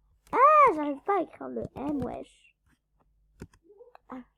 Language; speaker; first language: French; native; French